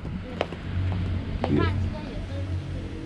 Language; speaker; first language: Chinese; non-native, learner; Vietnamese